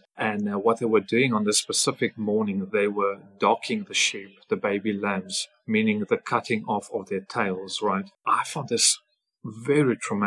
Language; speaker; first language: English; non-native, local second language; Afrikaans